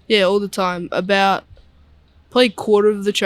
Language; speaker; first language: English; native; English